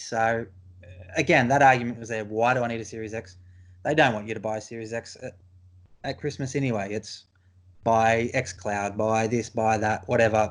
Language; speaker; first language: English; native; English